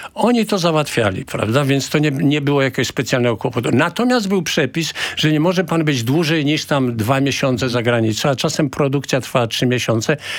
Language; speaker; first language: Polish; native; Polish